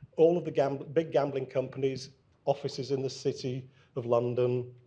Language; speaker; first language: English; native; English